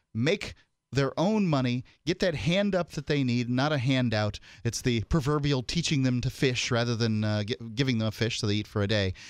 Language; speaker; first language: English; native; English